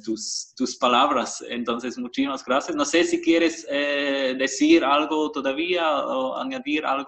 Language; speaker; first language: Spanish; non-native, fluent; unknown